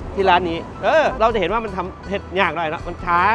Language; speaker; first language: Thai; native; Thai